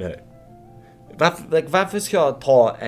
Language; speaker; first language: Swedish; early bilingual, other home language; Lithuanian